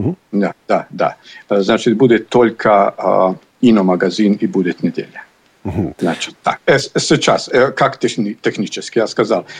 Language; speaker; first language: Russian; non-native, learner; Bosnian